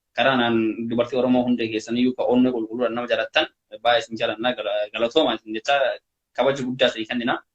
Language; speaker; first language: Oromo; native; Oromo